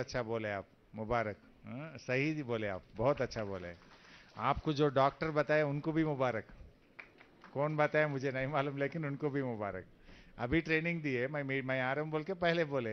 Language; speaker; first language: Hindi; non-native, local second language; Telugu